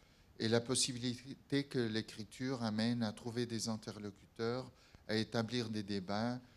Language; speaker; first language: French; non-native, fluent; Portuguese